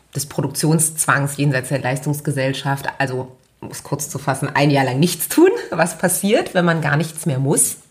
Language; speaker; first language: German; native; German